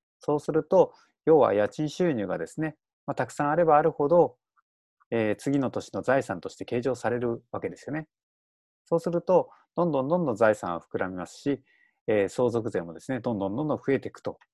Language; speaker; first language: Japanese; native; Japanese